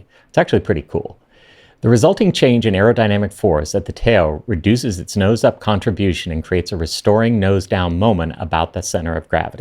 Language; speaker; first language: English; native; English